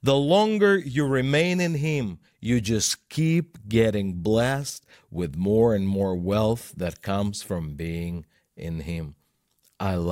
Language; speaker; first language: English; non-native, fluent; Russian